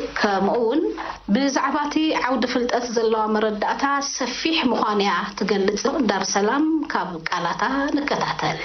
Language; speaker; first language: Tigrinya; native; Tigrinya